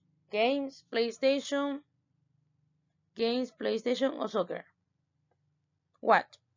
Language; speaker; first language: English; non-native, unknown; Spanish